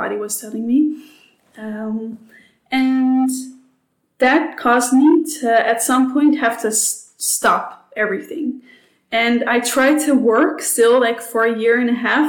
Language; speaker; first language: English; non-native, fluent; Dutch